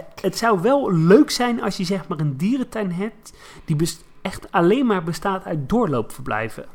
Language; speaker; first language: Dutch; native; Dutch